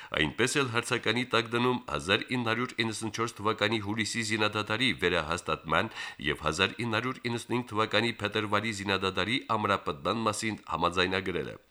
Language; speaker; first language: Armenian; native; Armenian